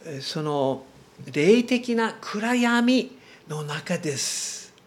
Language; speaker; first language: Japanese; non-native, learner; English